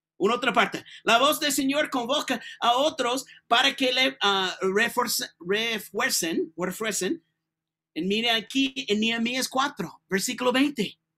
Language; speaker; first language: Spanish; non-native, learner; English